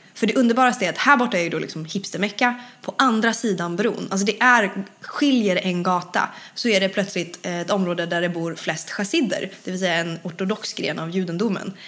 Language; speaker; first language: Swedish; native; Swedish